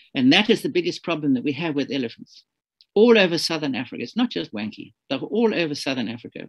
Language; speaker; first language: English; native; English